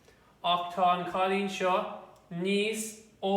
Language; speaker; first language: Irish; non-native, local second language; English